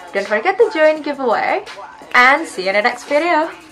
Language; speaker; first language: English; non-native, fluent; Indonesian